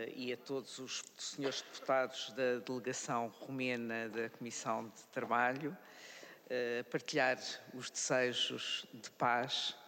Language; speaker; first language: Portuguese; native; Portuguese